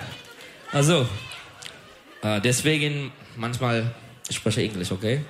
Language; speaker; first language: German; non-native, learner; Turkish